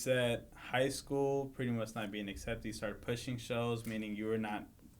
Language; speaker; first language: English; native; English